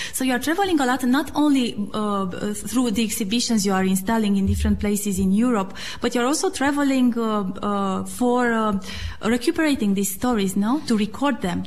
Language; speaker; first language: English; non-native, fluent; Romanian